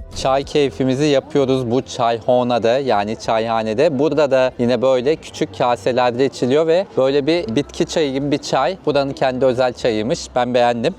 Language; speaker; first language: Turkish; native; Turkish